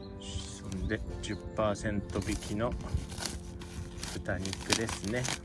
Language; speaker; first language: Japanese; native; Japanese